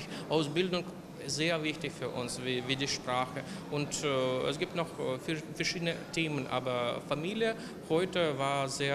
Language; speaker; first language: German; non-native, local second language; Ukrainian